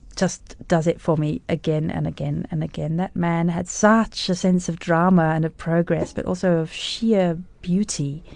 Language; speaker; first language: English; native; English